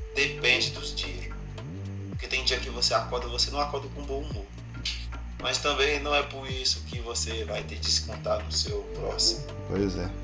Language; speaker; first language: Portuguese; non-native, fluent; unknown